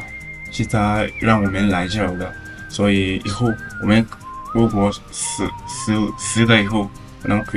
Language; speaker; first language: Chinese; non-native, learner; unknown